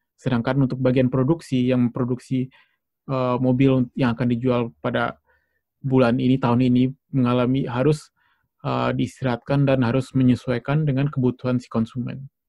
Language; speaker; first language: Indonesian; native; Indonesian